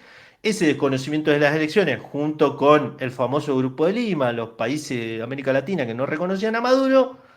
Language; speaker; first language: Spanish; native; Spanish